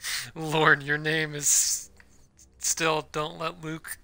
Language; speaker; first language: English; native; English